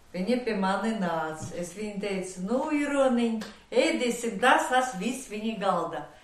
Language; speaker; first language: Latvian; non-native, local second language; Russian